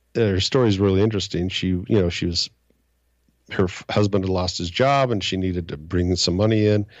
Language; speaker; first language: English; native; English